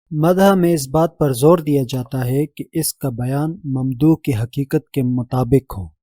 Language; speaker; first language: Urdu; native; Urdu